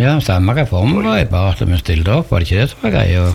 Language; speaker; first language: Norwegian; native; Norwegian